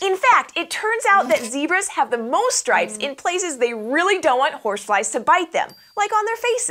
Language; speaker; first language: English; native; English